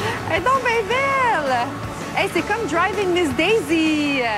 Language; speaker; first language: French; native; French